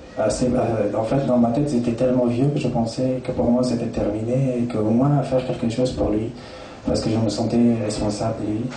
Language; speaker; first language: French; non-native, fluent; Persian